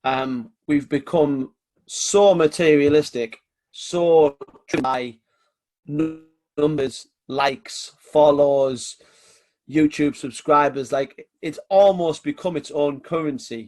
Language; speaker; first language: English; native; English